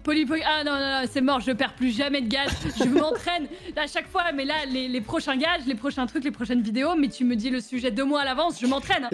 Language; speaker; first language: French; native; French